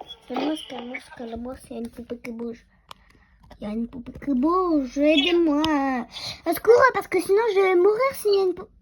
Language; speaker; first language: French; native; French